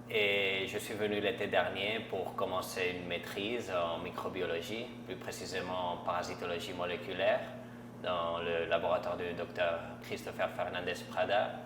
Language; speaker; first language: French; non-native, fluent; Catalan